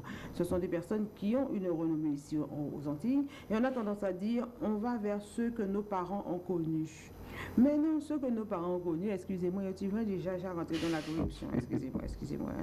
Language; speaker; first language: French; native; French